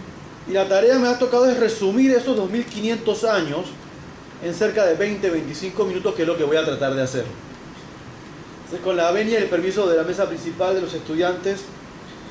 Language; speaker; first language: Spanish; native; Spanish